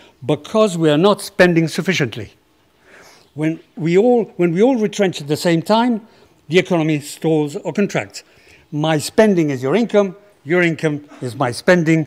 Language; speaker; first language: English; non-native, fluent; Spanish